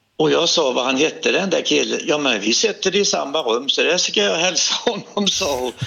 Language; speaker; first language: Swedish; native; Swedish